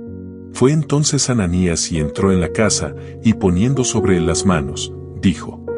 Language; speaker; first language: Spanish; native; Spanish